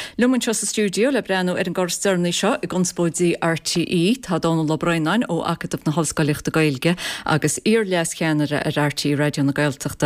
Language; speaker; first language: Irish; native; Irish